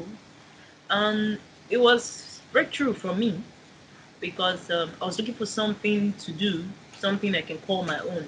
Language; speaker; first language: English; non-native, local second language; Igbo